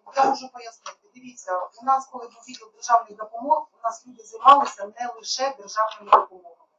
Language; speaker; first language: Ukrainian; native; Ukrainian